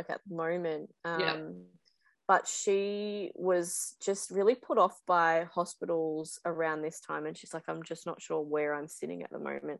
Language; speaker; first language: English; native; English